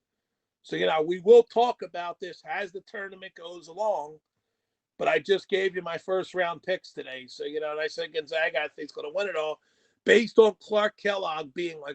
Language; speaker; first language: English; native; English